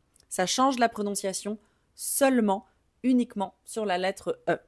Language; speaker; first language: French; native; French